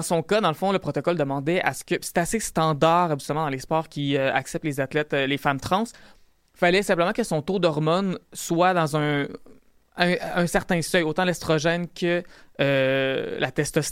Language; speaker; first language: French; native; French